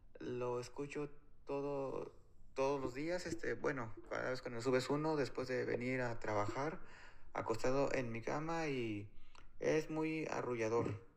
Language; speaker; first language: Spanish; native; Spanish